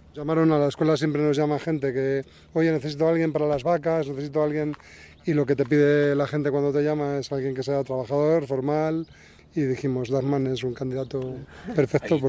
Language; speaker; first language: Spanish; native; Spanish